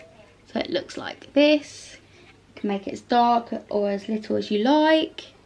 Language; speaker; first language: English; native; English